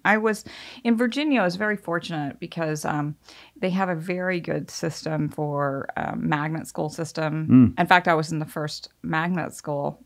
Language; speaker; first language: English; native; English